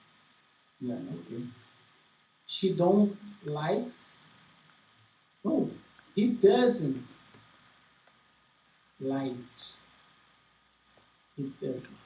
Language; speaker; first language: English; non-native, learner; Portuguese